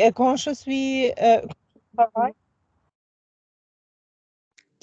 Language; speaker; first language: French; non-native, fluent; German